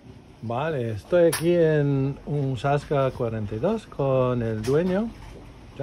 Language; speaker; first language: Spanish; non-native, fluent; English